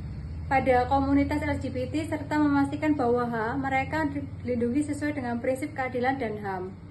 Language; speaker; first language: Indonesian; native; Indonesian